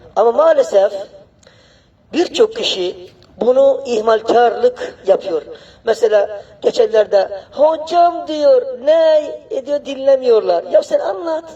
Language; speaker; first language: Turkish; non-native, fluent; Arabic